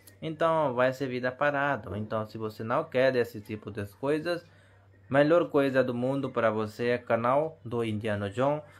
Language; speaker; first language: Portuguese; non-native, learner; Hindi